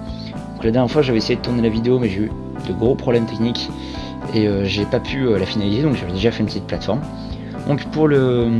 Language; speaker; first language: French; native; French